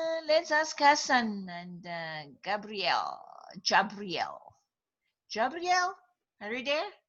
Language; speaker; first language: English; non-native, fluent; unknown